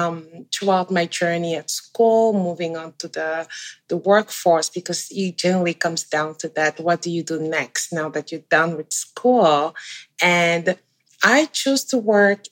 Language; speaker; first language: English; non-native, local second language; French